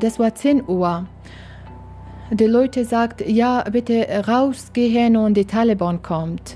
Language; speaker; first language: German; non-native, learner; Persian